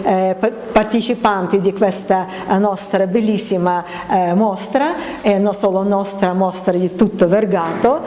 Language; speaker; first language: Italian; non-native, learner; Russian